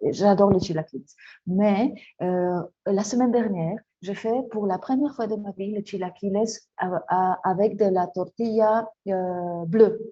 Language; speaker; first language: French; non-native, fluent; Spanish